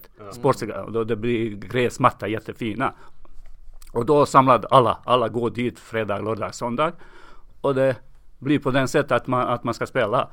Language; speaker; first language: Swedish; non-native, fluent; Serbian